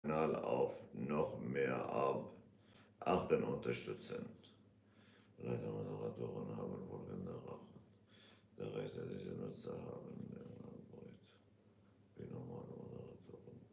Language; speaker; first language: German; non-native, learner; Kurdish